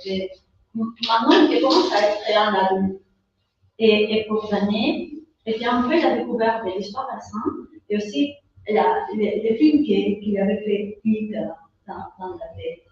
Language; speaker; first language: French; non-native, fluent; Spanish